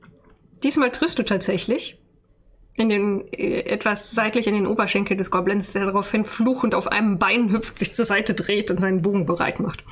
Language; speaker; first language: German; native; German